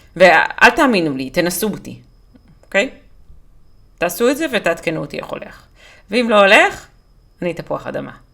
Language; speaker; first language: Hebrew; native; Hebrew